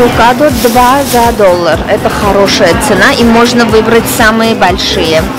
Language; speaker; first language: Russian; non-native, fluent; Armenian